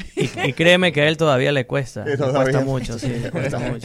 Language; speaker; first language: Spanish; early bilingual, heritage; Spanish